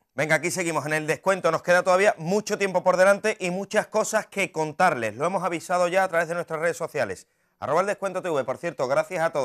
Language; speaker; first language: Spanish; native; Spanish